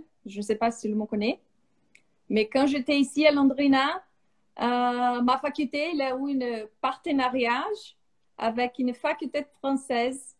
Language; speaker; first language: French; non-native, fluent; Portuguese